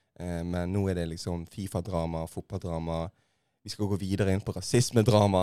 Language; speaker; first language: Norwegian; native; Norwegian